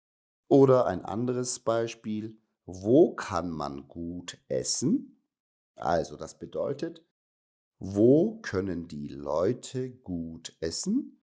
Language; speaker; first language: German; native; German